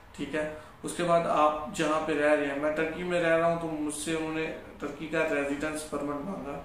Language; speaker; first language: Urdu; non-native, local second language; Punjabi